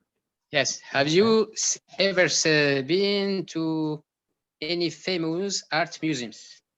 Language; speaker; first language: English; non-native, local second language; Arabic